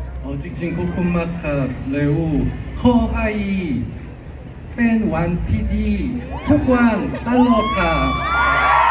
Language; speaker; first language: Thai; non-native, learner; Korean